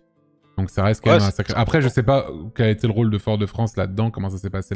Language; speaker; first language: French; native; French